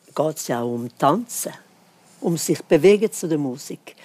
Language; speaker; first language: German; non-native, fluent; Swedish